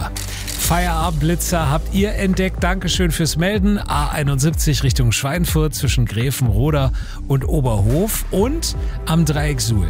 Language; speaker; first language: German; native; German